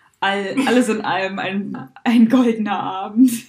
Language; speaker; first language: German; native; German